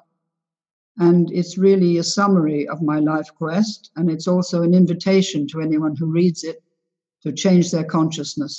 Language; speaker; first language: English; native; English